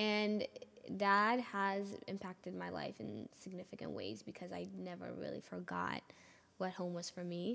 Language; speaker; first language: English; early bilingual, other home language; Amharic